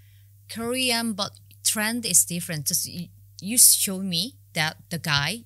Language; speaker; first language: English; non-native, learner; Korean